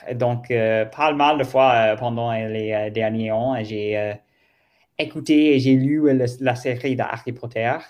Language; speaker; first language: French; non-native, learner; German